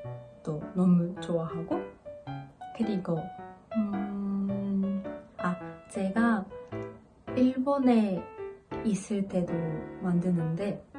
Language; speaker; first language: Korean; non-native, learner; Japanese